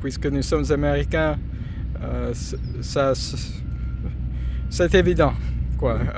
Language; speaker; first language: French; non-native, fluent; English